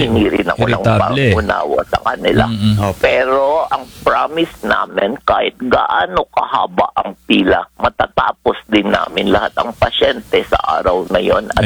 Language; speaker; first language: Filipino; non-native, local second language; Hiligaynon